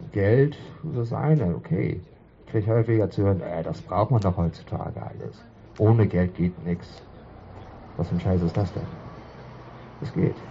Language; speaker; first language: German; native; German